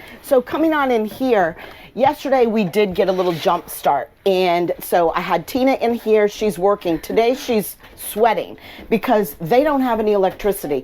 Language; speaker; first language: English; native; English